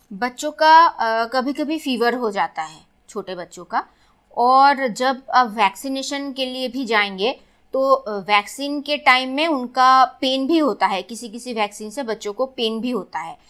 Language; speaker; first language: Hindi; non-native, local second language; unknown